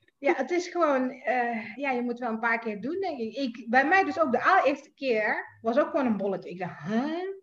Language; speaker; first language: Dutch; non-native, fluent; Indonesian